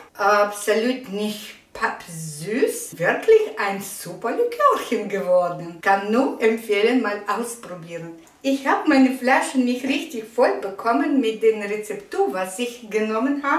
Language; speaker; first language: German; non-native, learner; Russian